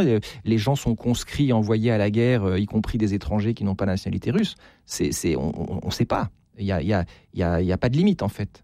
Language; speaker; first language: French; native; French